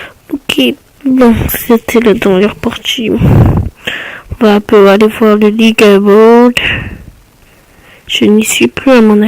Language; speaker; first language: French; native; French